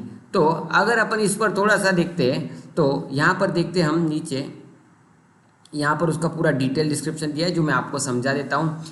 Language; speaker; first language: Hindi; non-native, local second language; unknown